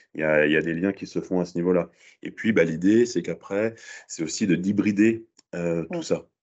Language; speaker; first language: French; native; French